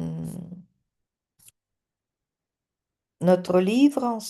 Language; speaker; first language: French; non-native, fluent; Russian